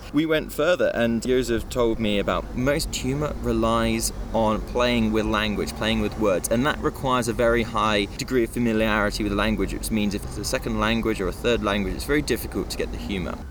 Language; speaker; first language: English; native; English